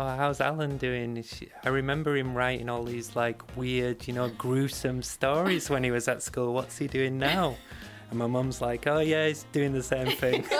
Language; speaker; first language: English; native; English